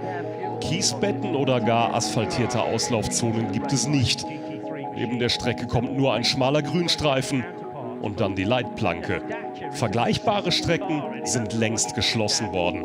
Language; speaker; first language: German; native; German